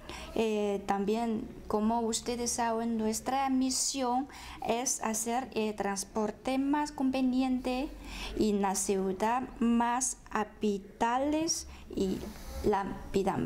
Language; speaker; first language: Spanish; non-native, fluent; Chinese